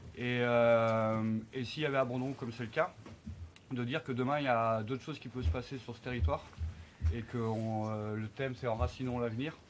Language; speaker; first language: French; native; French